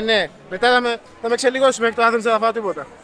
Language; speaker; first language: Greek; native; Greek